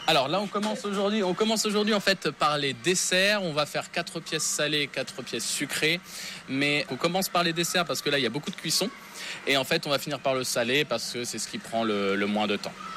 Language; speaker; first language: French; native; French